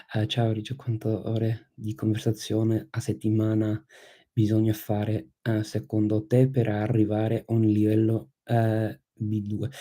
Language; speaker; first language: Italian; non-native, fluent; English